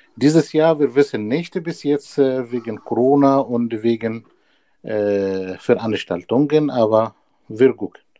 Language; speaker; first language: German; non-native, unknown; Arabic